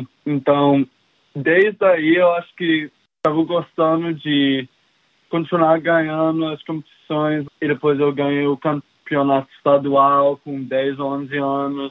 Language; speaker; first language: Portuguese; early bilingual, heritage; English